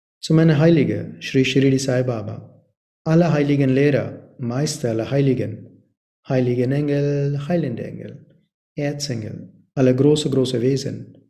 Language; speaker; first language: German; non-native, learner; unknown